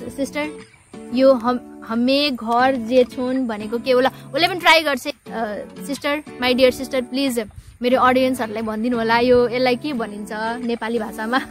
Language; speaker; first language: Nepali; non-native, local second language; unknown